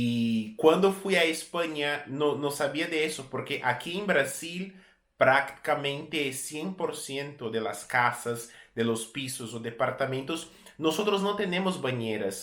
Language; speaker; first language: Spanish; non-native, fluent; Portuguese